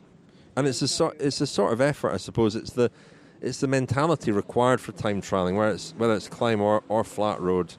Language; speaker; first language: English; native; English